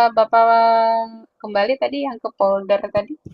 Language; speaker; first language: Indonesian; native; Indonesian